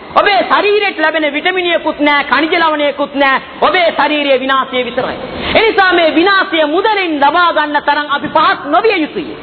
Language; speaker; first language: Sinhala; non-native, local second language; Tamil